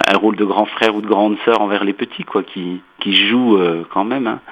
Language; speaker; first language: French; native; French